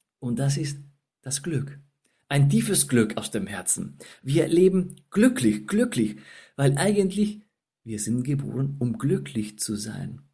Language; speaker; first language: German; non-native, fluent; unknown